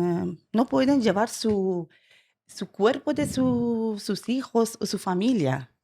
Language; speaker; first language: Spanish; non-native, learner; Persian